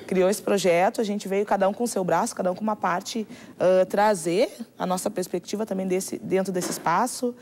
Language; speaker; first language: Portuguese; native; Portuguese